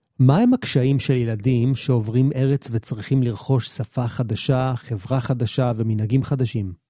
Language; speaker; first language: Hebrew; native; Hebrew